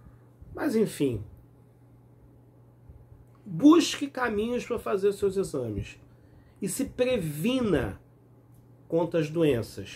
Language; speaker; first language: Portuguese; native; Portuguese